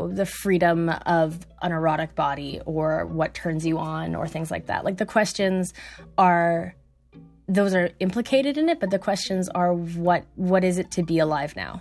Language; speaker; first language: English; native; English